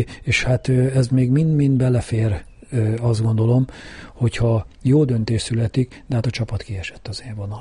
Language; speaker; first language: Hungarian; native; Hungarian